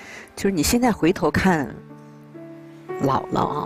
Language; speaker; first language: Chinese; native; Chinese